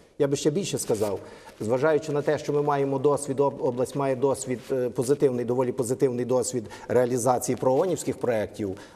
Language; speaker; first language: Ukrainian; native; Ukrainian